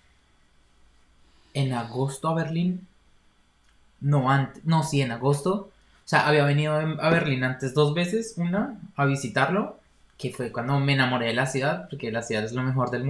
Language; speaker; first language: Spanish; native; Spanish